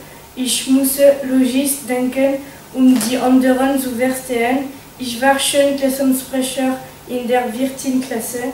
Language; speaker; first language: German; non-native, learner; French